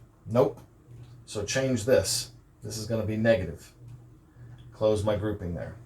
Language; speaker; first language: English; native; English